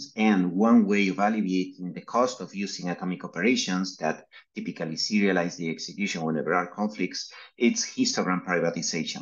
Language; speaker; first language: English; non-native, fluent; Spanish